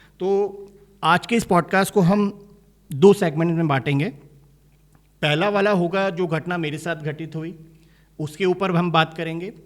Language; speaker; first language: Hindi; native; Hindi